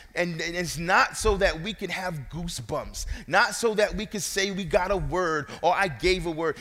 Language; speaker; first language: English; native; English